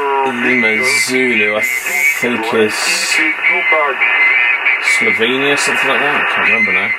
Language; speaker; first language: English; native; English